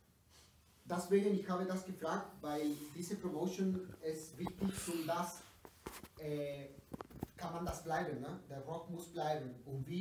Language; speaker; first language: German; non-native, learner; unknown